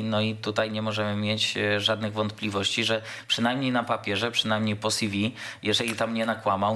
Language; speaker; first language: Polish; native; Polish